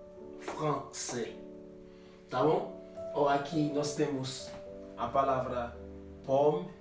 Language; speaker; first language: Portuguese; non-native, fluent; Haitian Creole